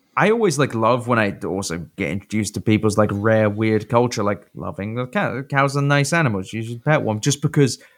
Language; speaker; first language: English; native; English